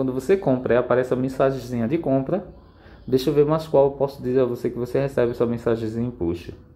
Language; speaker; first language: Portuguese; native; Portuguese